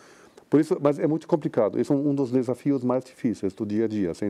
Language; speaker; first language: Portuguese; non-native, fluent; Spanish